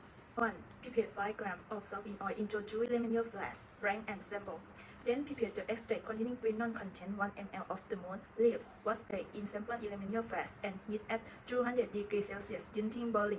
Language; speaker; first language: English; non-native, learner; Thai